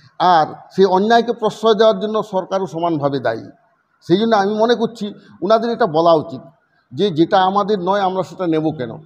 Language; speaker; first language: Bangla; non-native, local second language; Santali